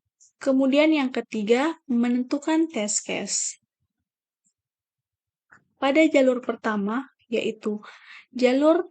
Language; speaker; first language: Indonesian; native; Indonesian